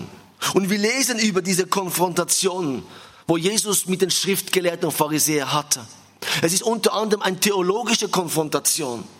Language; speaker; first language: German; non-native, fluent; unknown